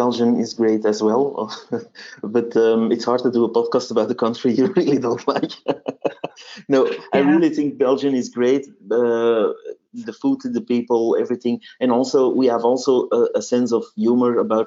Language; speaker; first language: English; non-native, fluent; Dutch